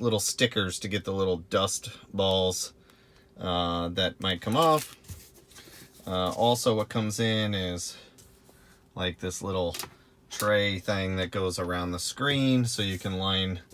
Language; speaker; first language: English; native; English